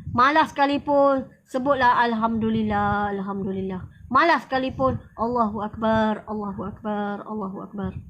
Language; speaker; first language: Malay; native; Malay